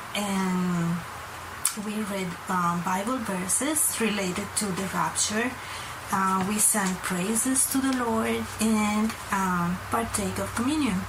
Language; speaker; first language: English; non-native, fluent; Spanish